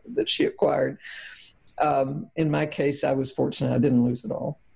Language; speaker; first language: English; native; English